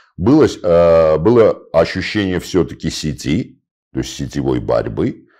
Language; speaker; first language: Russian; non-native, local second language; Armenian